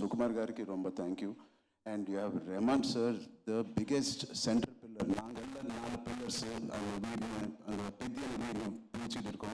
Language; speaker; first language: Tamil; non-native, local second language; Telugu